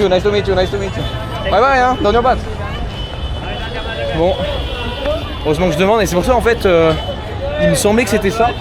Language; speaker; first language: French; native; French